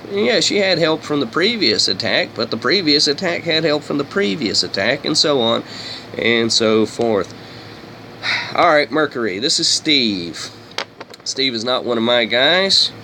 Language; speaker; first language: English; native; English